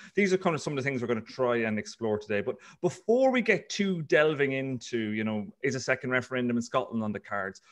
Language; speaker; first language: English; native; English